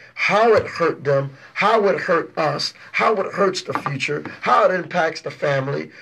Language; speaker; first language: English; early bilingual, other home language; Haitian Creole